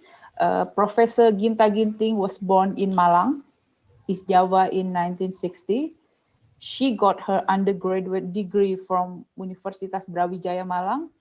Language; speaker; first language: English; non-native, fluent; Indonesian